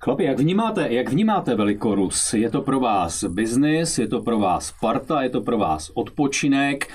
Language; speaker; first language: Czech; native; Czech